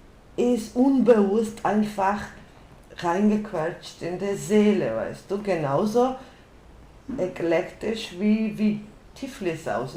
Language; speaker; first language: German; non-native, fluent; Georgian